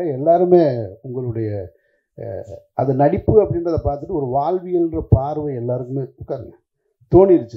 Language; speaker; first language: Tamil; native; Tamil